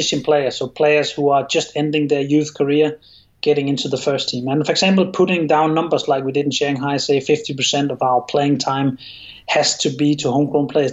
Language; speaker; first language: English; non-native, fluent; Danish